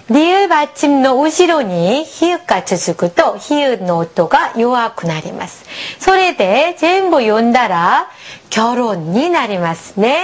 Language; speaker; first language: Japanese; non-native, fluent; Korean